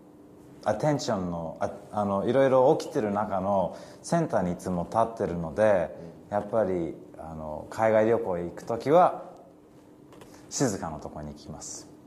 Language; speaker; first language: Japanese; early bilingual, heritage; English